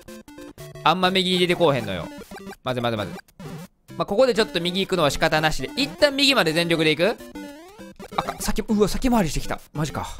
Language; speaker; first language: Japanese; native; Japanese